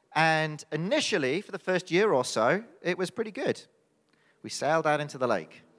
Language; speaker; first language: English; native; English